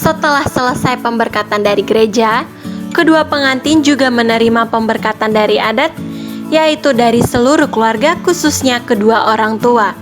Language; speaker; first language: Indonesian; native; Indonesian